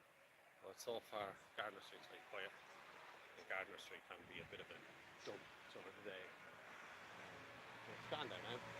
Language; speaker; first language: English; native; English